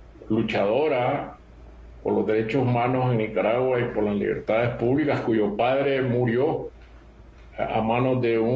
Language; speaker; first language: Spanish; native; Spanish